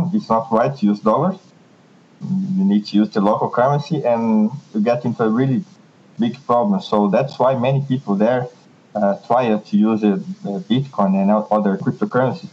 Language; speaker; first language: English; non-native, fluent; Portuguese